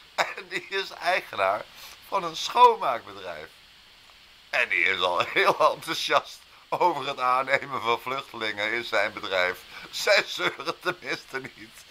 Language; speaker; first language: Dutch; native; Dutch